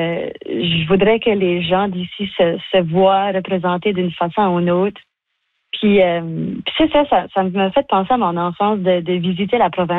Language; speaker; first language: French; native; French